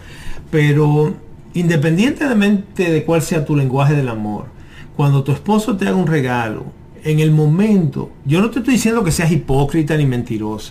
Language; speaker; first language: Spanish; native; Spanish